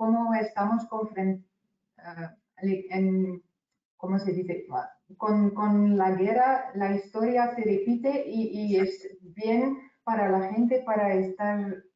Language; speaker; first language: Spanish; non-native, fluent; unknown